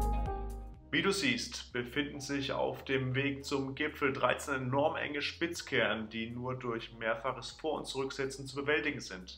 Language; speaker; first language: German; native; German